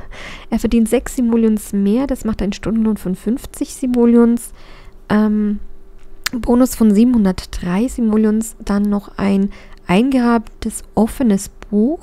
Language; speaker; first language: German; native; German